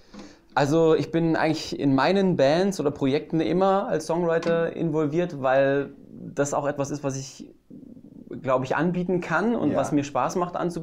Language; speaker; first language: German; native; German